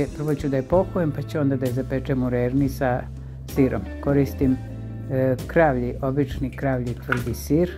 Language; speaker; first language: Serbian; native; Serbian